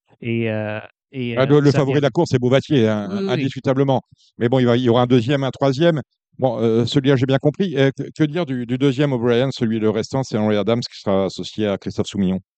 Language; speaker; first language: French; native; French